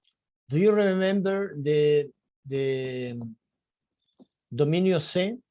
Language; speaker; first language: English; non-native, fluent; Spanish